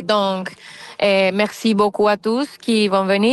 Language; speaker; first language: French; non-native, fluent; Spanish